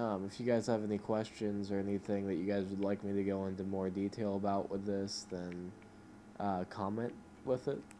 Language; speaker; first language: English; native; English